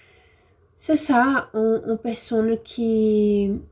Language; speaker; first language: French; non-native, learner; Portuguese